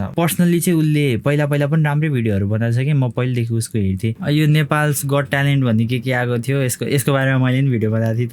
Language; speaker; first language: Nepali; native; Nepali